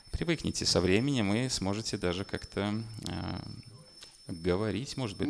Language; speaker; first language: Russian; native; Russian